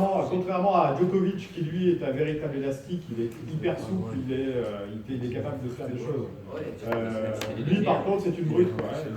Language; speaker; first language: French; native; French